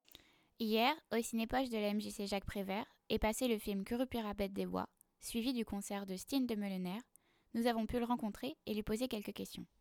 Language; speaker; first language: French; native; French